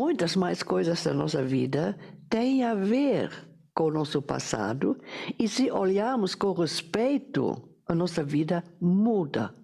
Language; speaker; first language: Portuguese; non-native, fluent; German